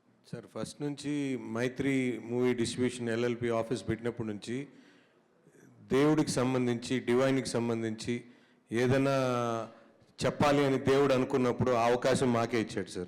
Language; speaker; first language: Telugu; native; Telugu